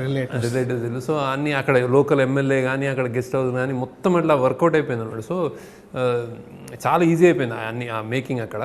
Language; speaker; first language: Telugu; native; Telugu